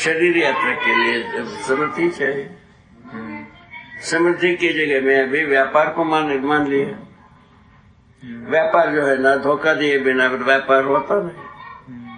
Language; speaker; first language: Hindi; non-native, local second language; Kannada